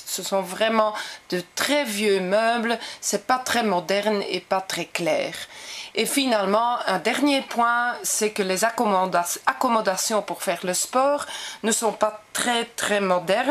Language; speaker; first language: French; non-native, local second language; Dutch